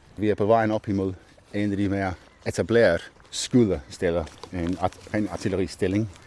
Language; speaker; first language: Danish; non-native, fluent; English